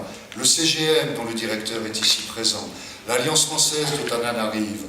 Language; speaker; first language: French; native; French